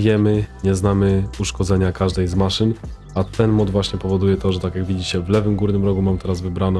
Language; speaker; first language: Polish; native; Polish